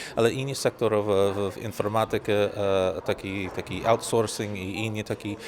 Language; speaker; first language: Polish; non-native, learner; English